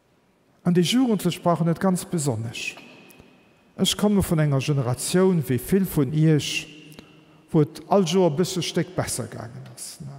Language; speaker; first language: German; non-native, local second language; Luxembourgish